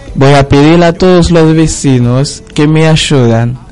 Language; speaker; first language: Spanish; non-native, learner; Haitian Creole